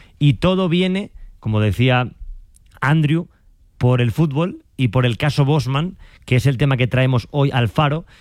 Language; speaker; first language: Spanish; native; Spanish